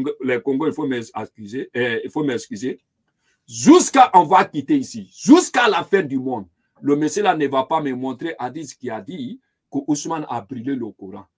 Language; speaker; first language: French; non-native, local second language; Lingala